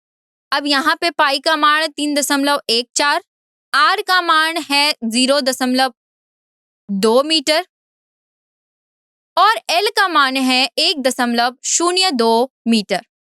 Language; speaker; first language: Hindi; native; Hindi